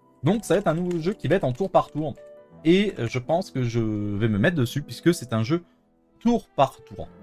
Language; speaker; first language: French; native; French